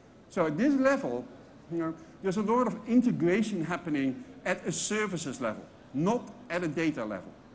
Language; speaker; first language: English; non-native, fluent; Dutch